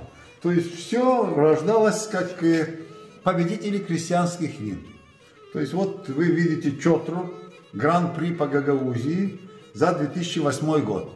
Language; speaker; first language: Russian; non-native, local second language; Gagauz